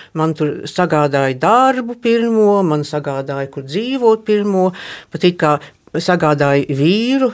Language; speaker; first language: Latvian; early bilingual, heritage; Latvian